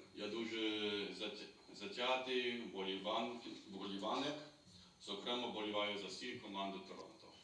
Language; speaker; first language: Ukrainian; early bilingual, heritage; Ukrainian